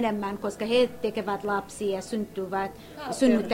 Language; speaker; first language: Finnish; non-native, learner; Kurdish